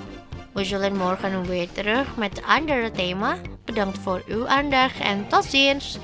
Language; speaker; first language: Dutch; non-native, fluent; Indonesian